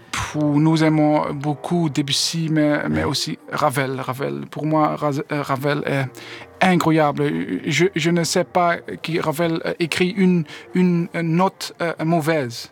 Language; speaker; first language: French; non-native, learner; Dutch